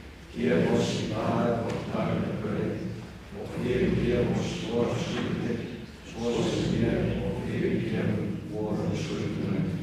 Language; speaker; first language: Icelandic; native; Icelandic